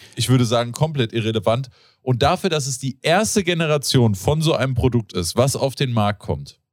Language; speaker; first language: German; native; German